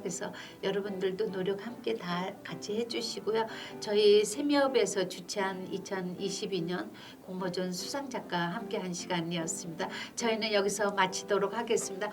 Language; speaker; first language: Korean; native; Korean